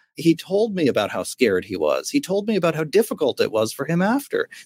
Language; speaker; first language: English; native; English